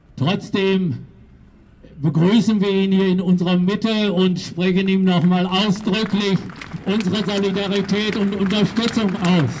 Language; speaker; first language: German; native; German